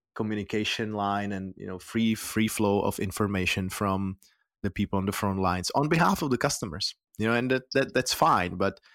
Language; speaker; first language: English; non-native, fluent; Czech